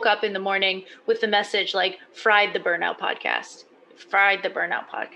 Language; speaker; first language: English; native; English